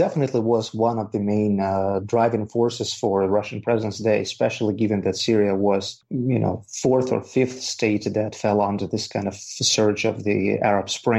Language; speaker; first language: English; non-native, fluent; Russian